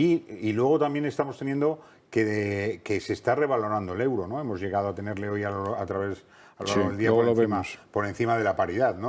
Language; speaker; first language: Spanish; native; Spanish